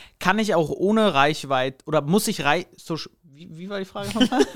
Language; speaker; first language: German; native; German